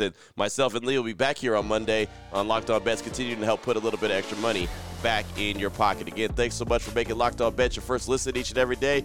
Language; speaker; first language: English; native; English